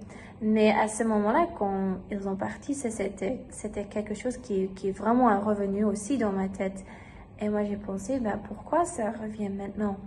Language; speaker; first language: French; non-native, learner; German